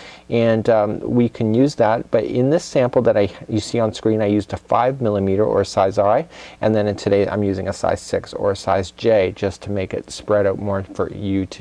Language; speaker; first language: English; native; English